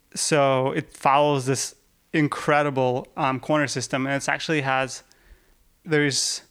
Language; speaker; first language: English; early bilingual, other home language; Russian